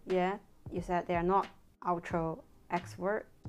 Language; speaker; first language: English; non-native, fluent; Chinese